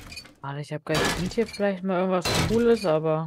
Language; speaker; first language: German; native; German